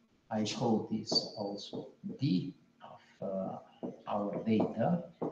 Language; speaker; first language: English; non-native, fluent; Bulgarian